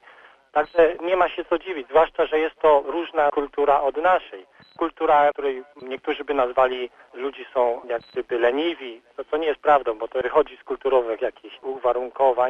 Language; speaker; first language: Polish; native; Polish